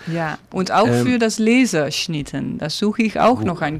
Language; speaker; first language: German; non-native, learner; Dutch